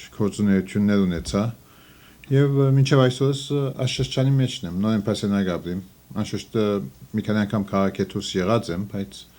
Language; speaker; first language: Armenian; early bilingual, heritage; Armenian